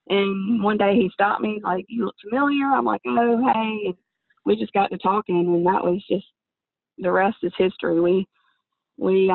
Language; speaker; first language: English; native; English